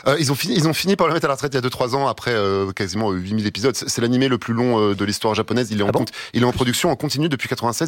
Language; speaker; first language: French; native; French